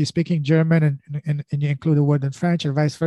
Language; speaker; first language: English; non-native, fluent; French